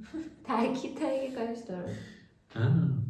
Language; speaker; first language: Persian; native; Persian